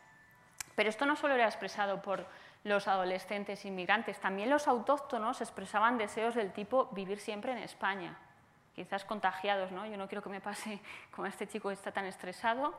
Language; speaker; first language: Spanish; native; Spanish